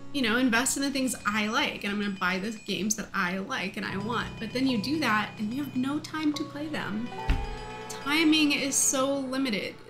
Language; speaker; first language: English; native; English